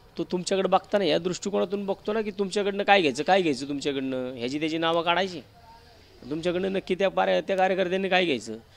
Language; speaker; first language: Marathi; native; Marathi